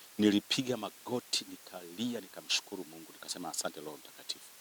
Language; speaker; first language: Swahili; native; Swahili